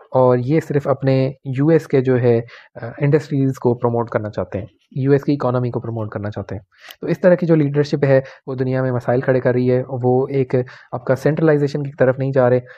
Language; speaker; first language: Urdu; non-native, local second language; Punjabi